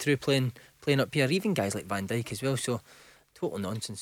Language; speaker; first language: English; native; English